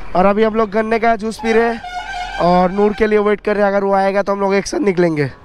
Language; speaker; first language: Hindi; non-native, local second language; Bangla